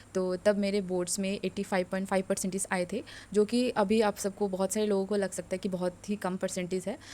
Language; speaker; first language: Hindi; non-native, local second language; Assamese